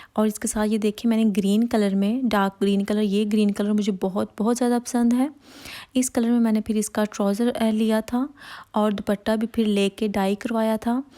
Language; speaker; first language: Hindi; non-native, local second language; Punjabi